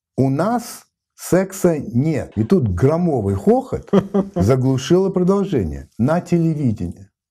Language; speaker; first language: Russian; non-native, fluent; French